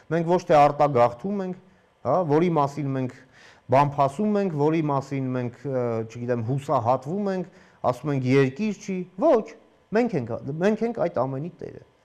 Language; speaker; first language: Armenian; native; Armenian